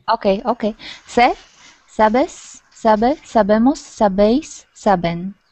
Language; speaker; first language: Spanish; non-native, fluent; Slovak